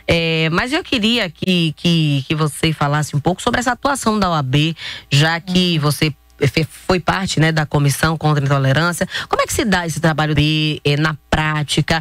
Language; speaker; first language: Portuguese; native; Portuguese